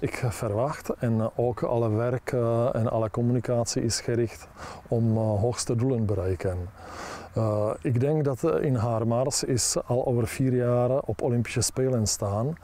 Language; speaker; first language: Dutch; non-native, learner; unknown